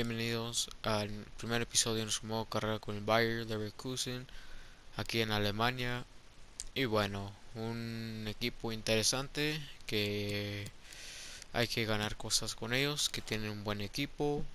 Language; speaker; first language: Spanish; early bilingual, heritage; Spanish